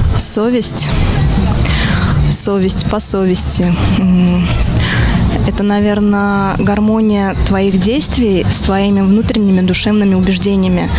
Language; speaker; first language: Russian; native; Russian